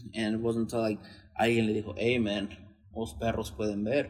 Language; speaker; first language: Spanish; early bilingual, heritage; Spanish